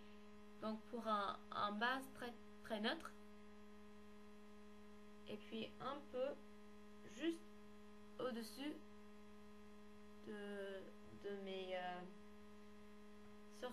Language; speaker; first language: French; non-native, learner; English